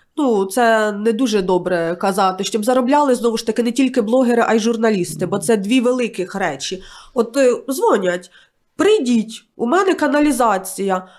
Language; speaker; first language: Ukrainian; native; Ukrainian